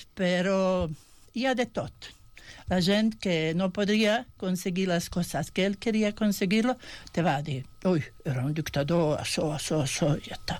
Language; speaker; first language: Catalan; non-native, fluent; Bosnian